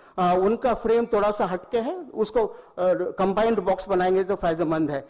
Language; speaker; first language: Hindi; non-native, local second language; Tamil